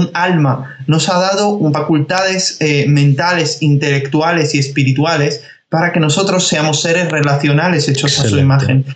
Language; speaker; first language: Spanish; early bilingual, other home language; Georgian